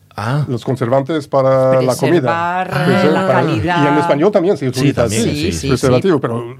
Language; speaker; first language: Spanish; non-native, fluent; English